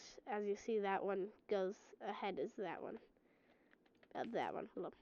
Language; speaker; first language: English; native; English